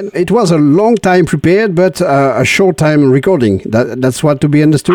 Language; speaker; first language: English; non-native, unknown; French